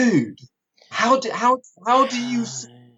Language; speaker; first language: English; native; English